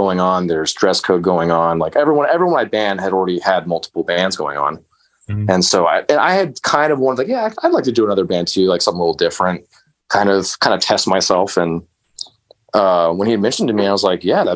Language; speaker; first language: English; native; English